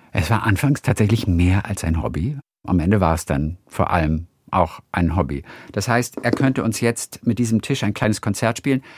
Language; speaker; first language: German; native; German